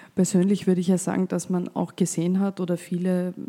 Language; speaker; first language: German; native; German